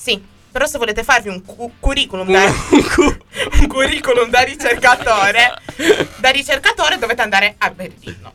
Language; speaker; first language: Italian; native; Italian